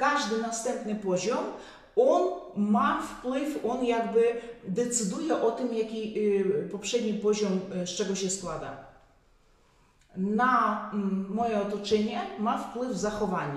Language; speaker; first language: Polish; non-native, fluent; Russian